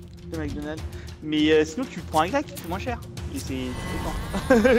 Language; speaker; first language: French; native; French